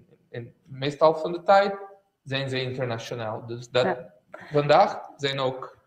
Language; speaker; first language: Dutch; non-native, fluent; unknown